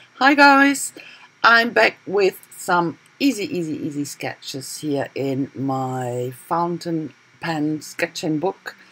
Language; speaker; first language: English; non-native, fluent; German